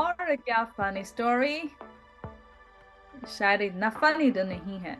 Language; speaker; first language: Hindi; non-native, learner; Chinese